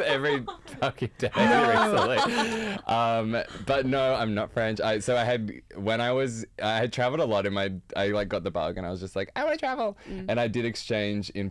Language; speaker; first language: English; native; English